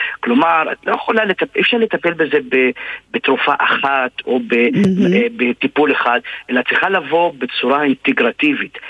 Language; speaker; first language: Hebrew; non-native, local second language; Arabic